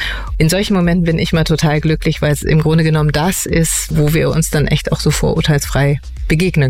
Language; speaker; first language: German; native; German